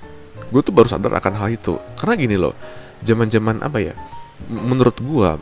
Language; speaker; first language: Indonesian; native; Indonesian